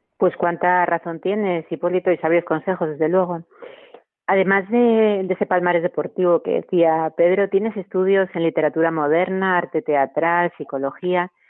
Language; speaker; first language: Spanish; native; Spanish